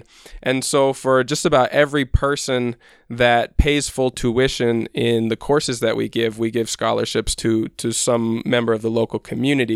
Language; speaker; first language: English; native; English